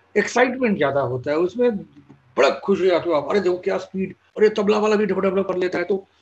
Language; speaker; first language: Hindi; non-native, local second language; Bangla